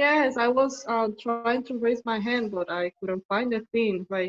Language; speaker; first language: English; non-native, fluent; Spanish